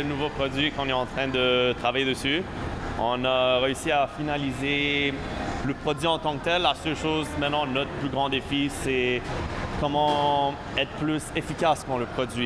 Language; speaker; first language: French; native; French